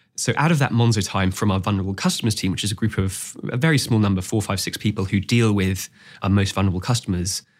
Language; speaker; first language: English; native; English